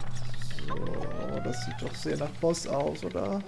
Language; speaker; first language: German; native; German